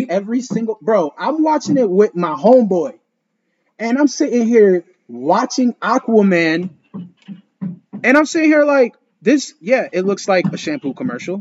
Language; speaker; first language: English; early bilingual, other home language; Spanish